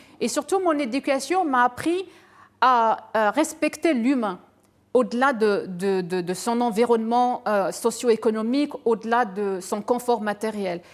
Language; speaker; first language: French; early bilingual, other home language; Arabic